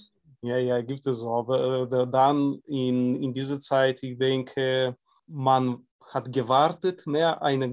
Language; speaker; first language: German; non-native, fluent; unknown